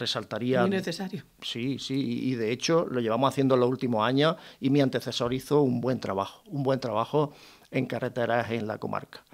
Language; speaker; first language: Spanish; native; Spanish